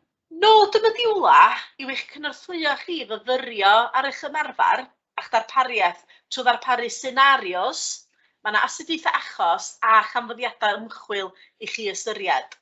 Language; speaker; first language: Welsh; native; Welsh